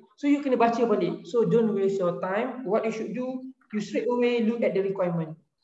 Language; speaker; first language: English; non-native, local second language; Malay